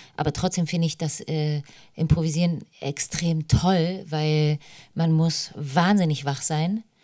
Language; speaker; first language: German; early bilingual, other home language; Polish